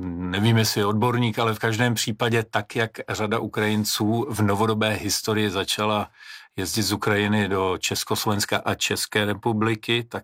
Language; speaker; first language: Czech; non-native, local second language; Ukrainian